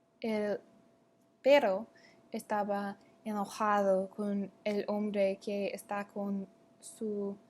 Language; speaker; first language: Spanish; non-native, learner; English